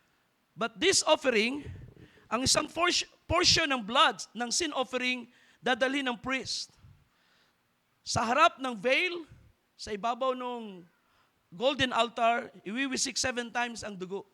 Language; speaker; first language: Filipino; native; Filipino